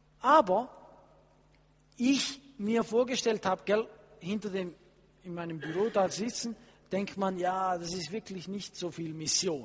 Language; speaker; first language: German; non-native, fluent; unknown